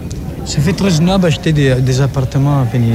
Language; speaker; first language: French; non-native, fluent; Italian